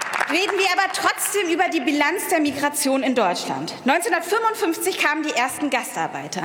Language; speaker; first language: German; early bilingual, other home language; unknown